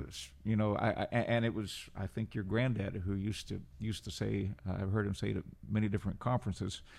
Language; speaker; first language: English; non-native, fluent; Spanish